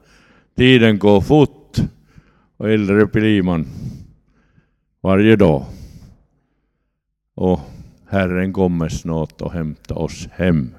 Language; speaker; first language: Swedish; non-native, fluent; Finnish